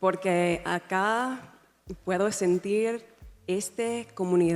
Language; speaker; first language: Spanish; non-native, learner; English